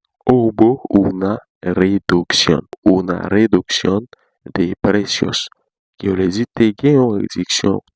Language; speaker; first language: Spanish; non-native, learner; Haitian Creole